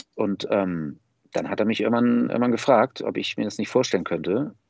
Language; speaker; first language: German; native; German